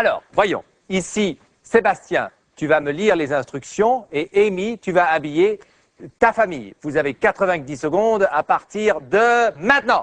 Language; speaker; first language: French; native; French